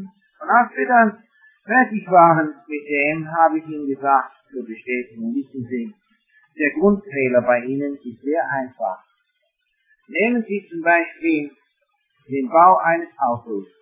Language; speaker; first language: German; non-native, fluent; English